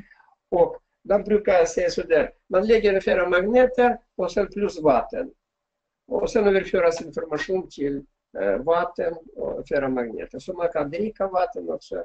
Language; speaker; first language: Swedish; non-native, fluent; Russian